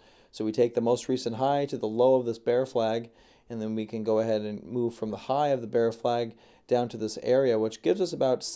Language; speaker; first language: English; native; English